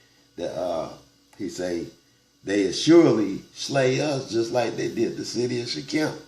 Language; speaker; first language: English; native; English